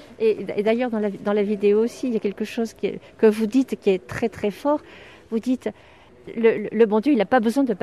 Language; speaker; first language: French; native; French